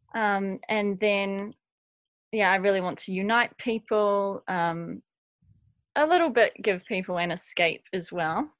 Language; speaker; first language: English; native; English